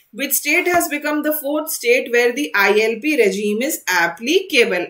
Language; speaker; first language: English; non-native, local second language; Hindi